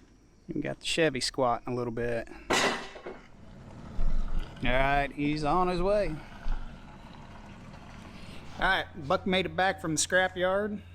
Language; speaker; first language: English; native; English